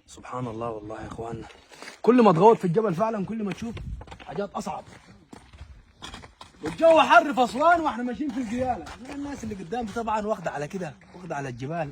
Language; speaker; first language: Arabic; native; Arabic